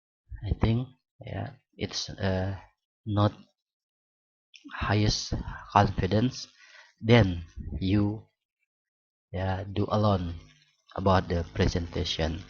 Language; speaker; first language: English; non-native, learner; Indonesian